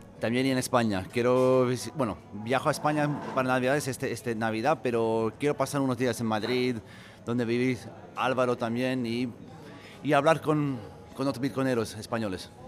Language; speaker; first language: Spanish; non-native, fluent; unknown